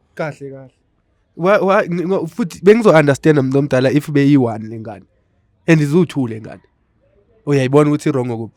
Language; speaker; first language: Zulu; non-native, local second language; Xhosa